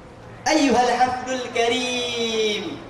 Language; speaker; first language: Arabic; non-native, learner; Malay